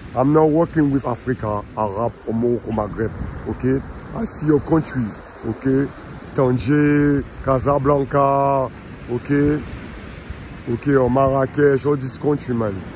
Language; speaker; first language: English; non-native, learner; French